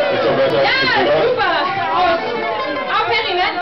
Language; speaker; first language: German; native; German